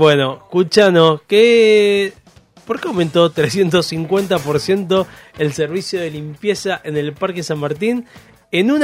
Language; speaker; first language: Spanish; native; Spanish